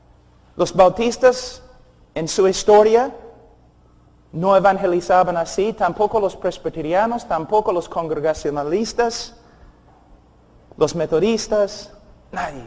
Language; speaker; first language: Spanish; non-native, fluent; English